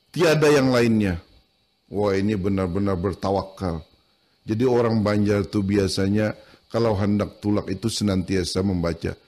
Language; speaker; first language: Indonesian; non-native, local second language; Banjar